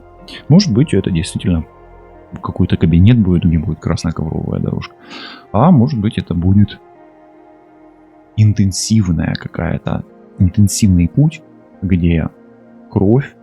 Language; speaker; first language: Russian; non-native, local second language; Ukrainian